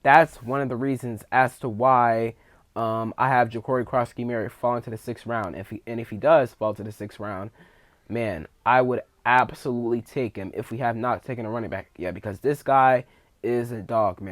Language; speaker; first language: English; native; English